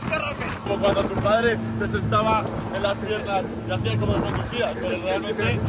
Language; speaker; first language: Spanish; native; Spanish